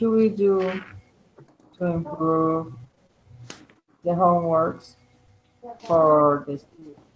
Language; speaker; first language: English; non-native, learner; Spanish